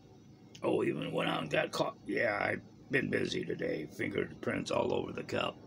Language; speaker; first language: English; native; English